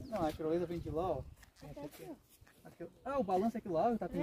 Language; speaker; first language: Portuguese; native; Portuguese